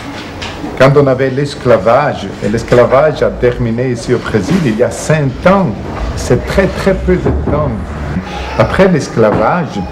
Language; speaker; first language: French; non-native, fluent; Portuguese